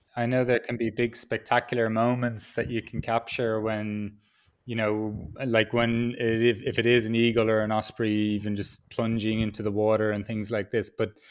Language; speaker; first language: English; native; English